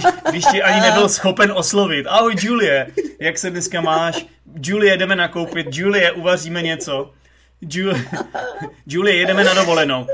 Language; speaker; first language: Czech; native; Czech